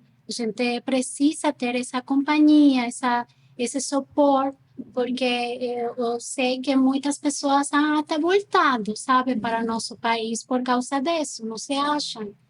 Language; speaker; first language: Portuguese; non-native, fluent; Spanish